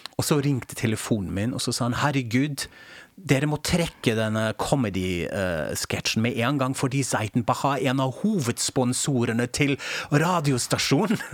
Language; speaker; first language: Norwegian; non-native, fluent; German